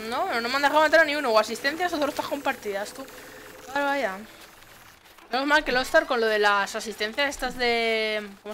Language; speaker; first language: Spanish; native; Spanish